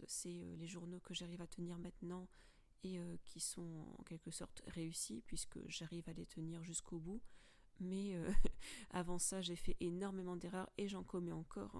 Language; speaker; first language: French; native; French